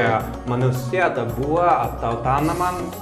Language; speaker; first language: Indonesian; non-native, fluent; Swedish